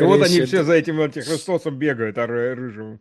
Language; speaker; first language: Russian; early bilingual, heritage; Russian